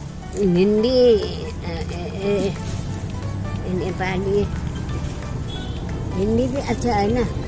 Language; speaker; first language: Hindi; non-native, local second language; Nepali